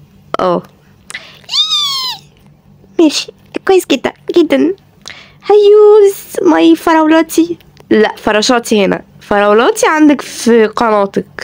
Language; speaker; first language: Arabic; native; Arabic